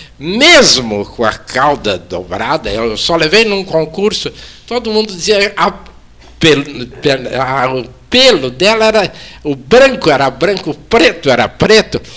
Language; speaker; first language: Portuguese; native; Portuguese